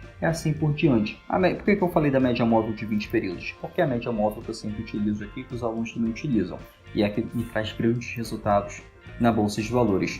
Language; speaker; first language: Portuguese; native; Portuguese